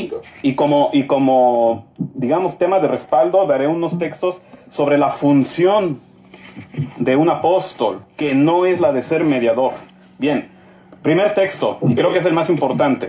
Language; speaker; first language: Spanish; native; Spanish